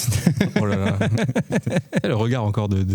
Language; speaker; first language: French; native; French